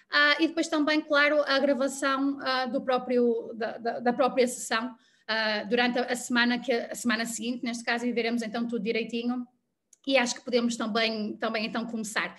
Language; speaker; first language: Portuguese; native; Portuguese